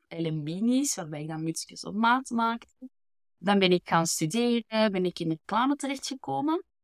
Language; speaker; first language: Dutch; native; Dutch